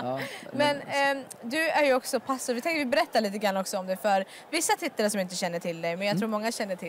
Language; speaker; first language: Swedish; native; Swedish